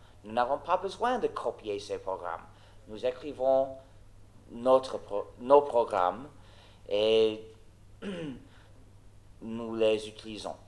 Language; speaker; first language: French; non-native, fluent; English